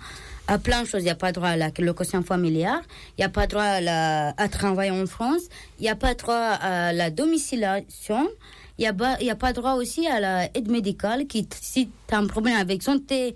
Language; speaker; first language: French; non-native, learner; Romanian